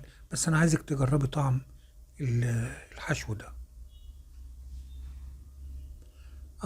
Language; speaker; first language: Arabic; native; Arabic